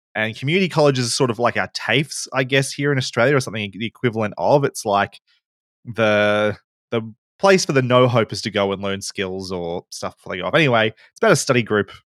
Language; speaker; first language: English; native; English